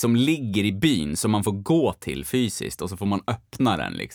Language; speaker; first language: Swedish; native; Swedish